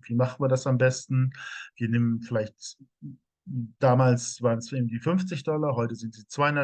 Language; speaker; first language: German; native; German